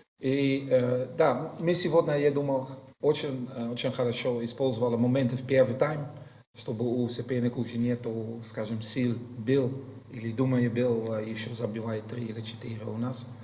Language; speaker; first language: Russian; non-native, learner; Dutch